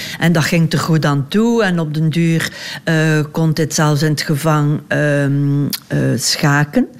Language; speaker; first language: Dutch; native; Dutch